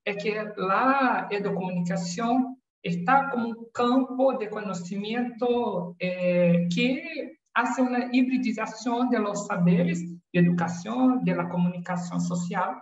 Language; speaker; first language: Spanish; non-native, learner; Portuguese